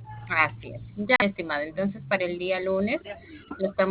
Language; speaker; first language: Spanish; native; Spanish